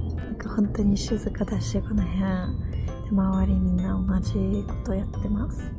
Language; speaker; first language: Japanese; non-native, fluent; English